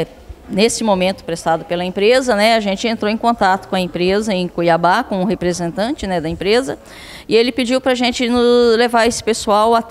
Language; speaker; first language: Portuguese; native; Portuguese